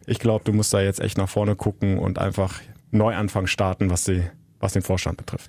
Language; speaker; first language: German; native; German